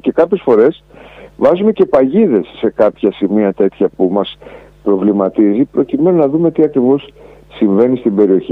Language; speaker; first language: Greek; native; Greek